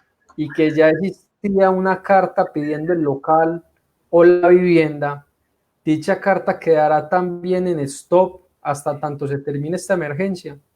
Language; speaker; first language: Spanish; native; Spanish